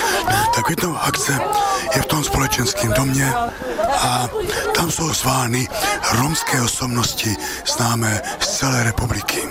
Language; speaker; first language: Czech; native; Czech